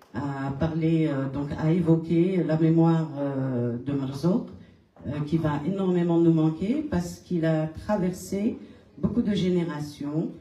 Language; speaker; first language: French; non-native, local second language; Kabyle